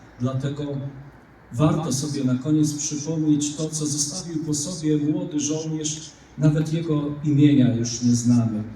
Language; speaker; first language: Polish; native; Polish